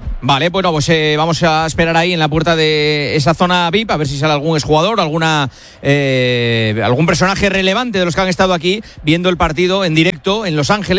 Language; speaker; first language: Spanish; native; Spanish